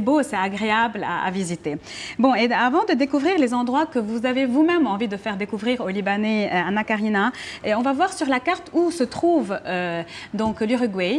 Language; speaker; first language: French; non-native, local second language; Arabic